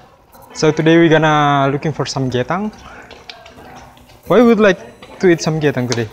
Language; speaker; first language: English; non-native, fluent; Indonesian